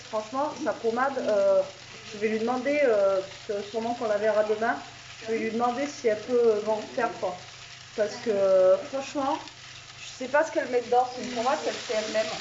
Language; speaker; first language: French; native; French